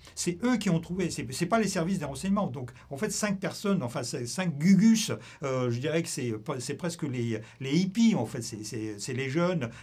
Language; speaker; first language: French; non-native, fluent; Russian